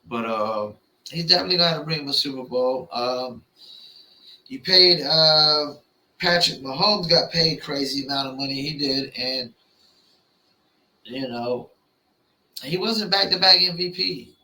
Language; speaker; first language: English; native; English